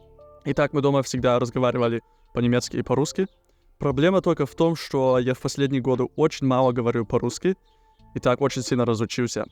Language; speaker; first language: Russian; early bilingual, heritage; German